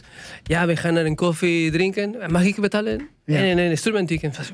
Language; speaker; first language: Dutch; non-native, learner; Spanish